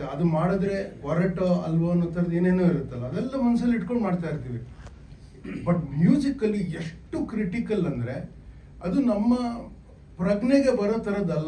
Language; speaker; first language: Kannada; native; Kannada